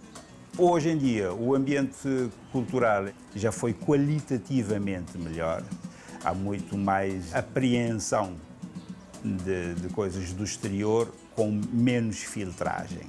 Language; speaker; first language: Portuguese; non-native, local second language; Kabuverdianu